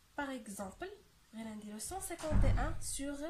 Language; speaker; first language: French; non-native, local second language; Arabic